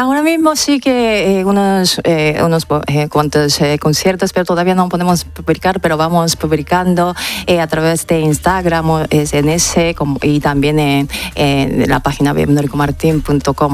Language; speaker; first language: Spanish; non-native, fluent; Japanese